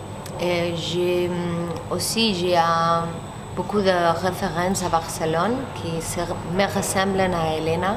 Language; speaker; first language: French; non-native, learner; Spanish